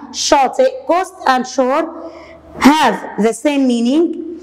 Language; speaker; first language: English; non-native, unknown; Arabic